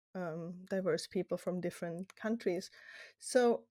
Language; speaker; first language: English; non-native, fluent; German